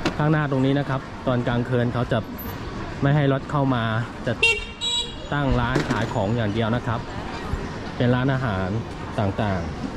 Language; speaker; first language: Thai; non-native, fluent; Chinese